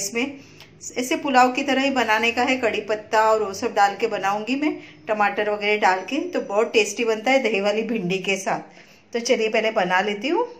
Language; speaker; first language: Hindi; native; Hindi